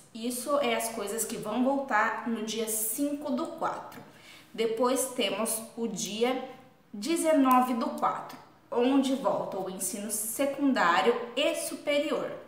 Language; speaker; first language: Portuguese; native; Portuguese